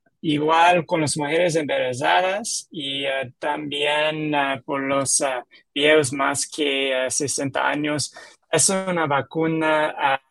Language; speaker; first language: Spanish; non-native, learner; English